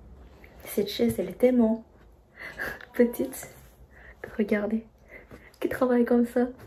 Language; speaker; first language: French; non-native, fluent; Vietnamese